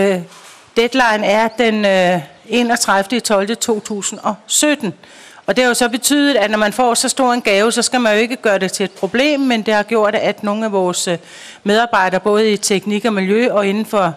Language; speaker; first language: Danish; native; Danish